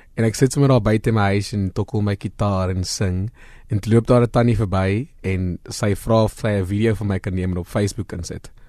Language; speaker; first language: Afrikaans; non-native, local second language; Southern Sotho